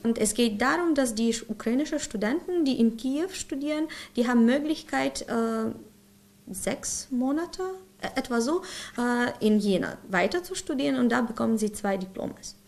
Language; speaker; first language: German; non-native, fluent; Ukrainian